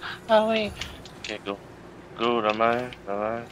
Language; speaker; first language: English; non-native, local second language; French